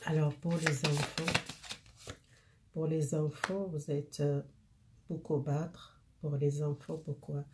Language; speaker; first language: French; non-native, fluent; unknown